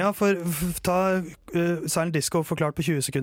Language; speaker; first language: Norwegian; native; Norwegian